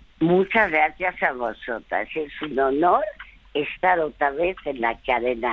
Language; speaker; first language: Spanish; early bilingual, other home language; French